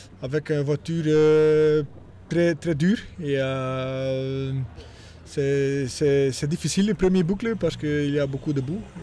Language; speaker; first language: French; non-native, learner; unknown